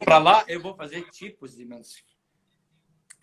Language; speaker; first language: Portuguese; non-native, learner; Arabic